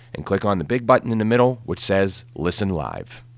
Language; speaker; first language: English; native; English